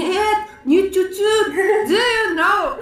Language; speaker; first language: Russian; non-native, local second language; Kazakh